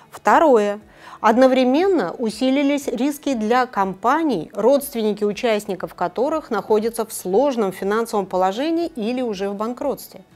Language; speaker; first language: Russian; native; Russian